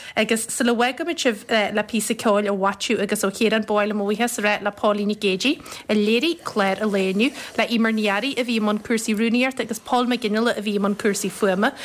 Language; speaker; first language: Irish; native; Irish